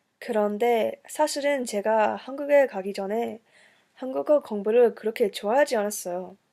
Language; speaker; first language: Korean; early bilingual, heritage; English